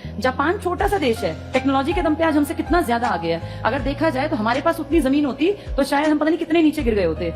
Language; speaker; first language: Hindi; native; Hindi